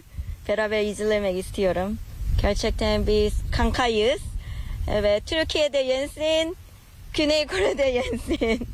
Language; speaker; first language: Turkish; non-native, learner; Korean